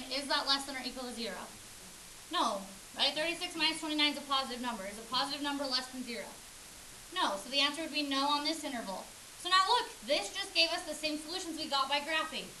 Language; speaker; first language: English; native; English